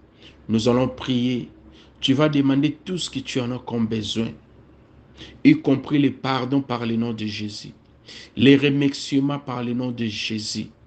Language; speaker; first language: French; non-native, local second language; Lingala